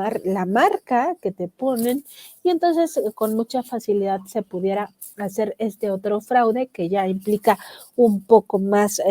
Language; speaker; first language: Spanish; native; Spanish